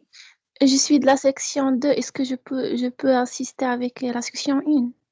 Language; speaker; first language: French; non-native, local second language; Arabic